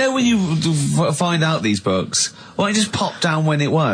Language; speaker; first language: English; native; English